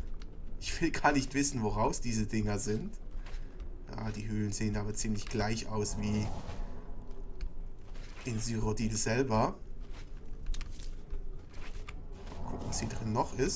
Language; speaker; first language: German; native; German